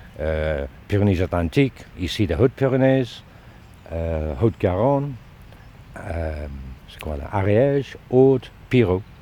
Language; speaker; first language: French; non-native, learner; English